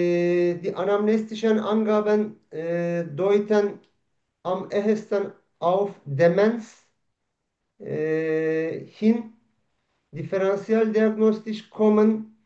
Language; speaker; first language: German; non-native, learner; Turkish